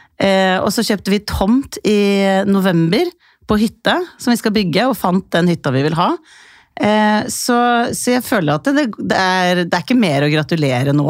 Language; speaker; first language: Norwegian; early bilingual, other home language; Icelandic